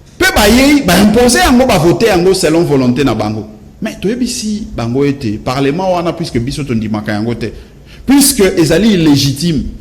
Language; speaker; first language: Lingala; native; Lingala